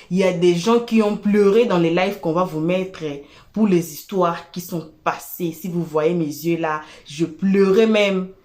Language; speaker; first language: French; non-native, local second language; Lingala